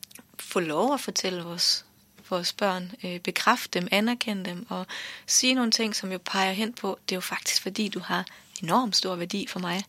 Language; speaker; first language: Danish; native; Danish